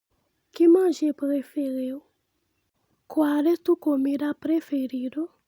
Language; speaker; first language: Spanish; non-native, fluent; Haitian Creole